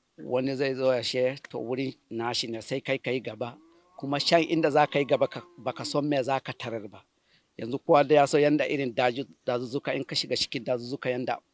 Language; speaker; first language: Hausa; non-native, local second language; Fula